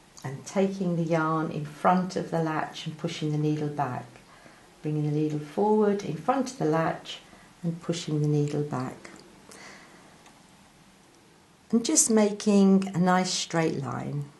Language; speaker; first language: English; native; English